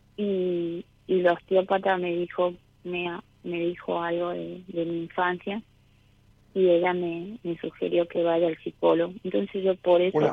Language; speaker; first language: Spanish; native; Spanish